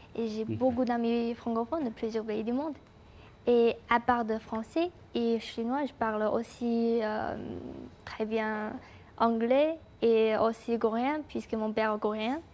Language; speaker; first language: French; non-native, fluent; Chinese